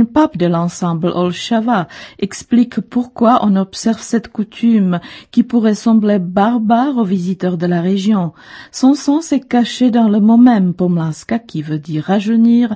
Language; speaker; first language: French; non-native, fluent; Czech